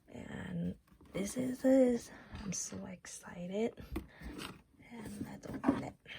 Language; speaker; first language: English; non-native, learner; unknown